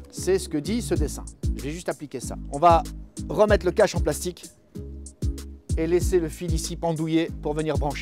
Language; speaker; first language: French; native; French